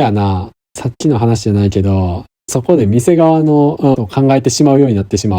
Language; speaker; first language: Japanese; native; Japanese